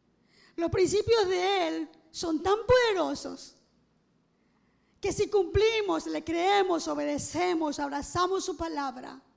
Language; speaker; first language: Spanish; native; Spanish